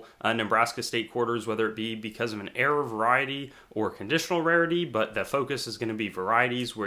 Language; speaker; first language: English; native; English